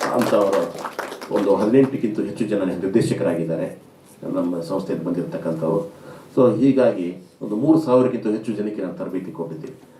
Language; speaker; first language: Kannada; native; Kannada